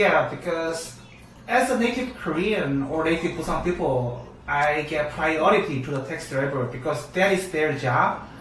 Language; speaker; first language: English; non-native, learner; Korean